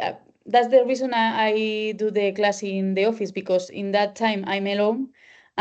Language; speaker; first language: English; non-native, learner; Spanish